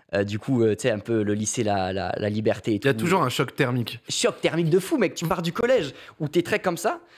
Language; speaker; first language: French; native; French